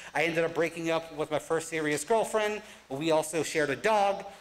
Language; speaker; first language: English; native; English